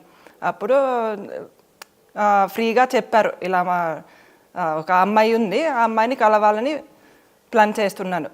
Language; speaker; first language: Telugu; non-native, fluent; Finnish